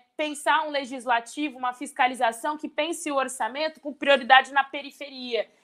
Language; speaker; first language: Portuguese; native; Portuguese